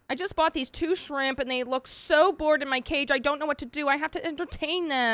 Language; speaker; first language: English; native; English